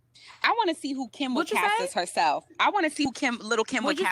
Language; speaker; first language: English; native; English